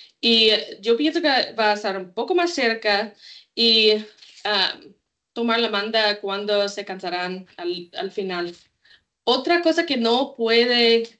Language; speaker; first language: Spanish; non-native, learner; English